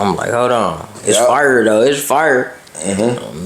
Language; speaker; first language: English; native; English